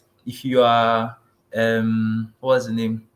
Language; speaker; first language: English; non-native, local second language; Igbo